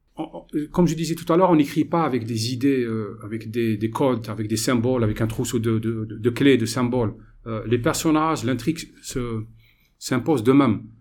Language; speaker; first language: French; non-native, local second language; Arabic